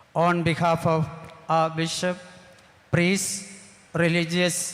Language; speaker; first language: English; non-native, local second language; Malayalam